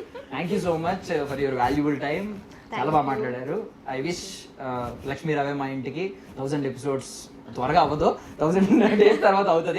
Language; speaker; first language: Telugu; native; Telugu